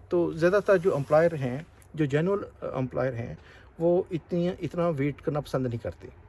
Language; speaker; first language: Urdu; non-native, local second language; Punjabi